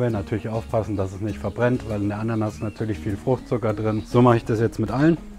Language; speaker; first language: German; native; German